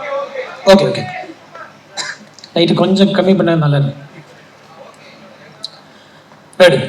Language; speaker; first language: Tamil; non-native, learner; Malayalam